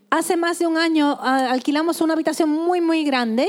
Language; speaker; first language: Spanish; native; Spanish